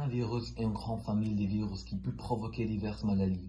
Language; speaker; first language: French; non-native, learner; Spanish